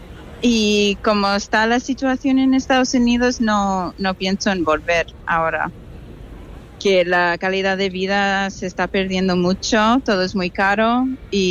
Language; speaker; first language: Spanish; non-native, fluent; English